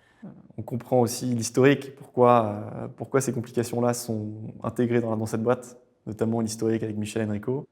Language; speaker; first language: French; native; French